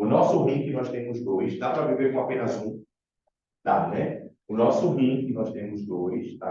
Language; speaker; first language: Portuguese; native; Portuguese